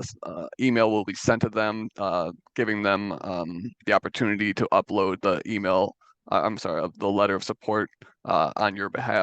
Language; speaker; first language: English; native; English